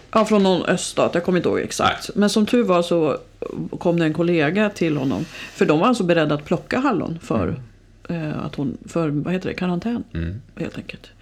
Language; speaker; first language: Swedish; native; Swedish